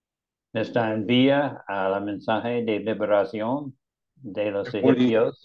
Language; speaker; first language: Spanish; non-native, learner; English